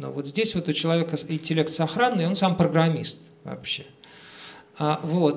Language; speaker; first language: Russian; native; Russian